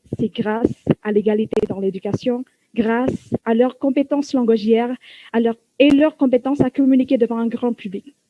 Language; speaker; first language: French; non-native, fluent; Indonesian